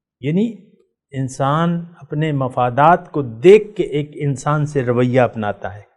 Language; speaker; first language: Urdu; non-native, local second language; Pashto